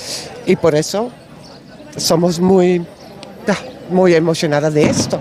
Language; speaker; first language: Spanish; non-native, learner; Dutch